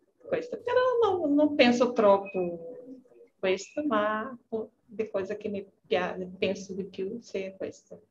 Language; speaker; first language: Italian; non-native, learner; Portuguese